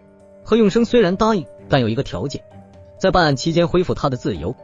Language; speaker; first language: Chinese; native; Chinese